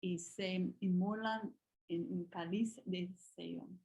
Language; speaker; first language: Spanish; non-native, learner; English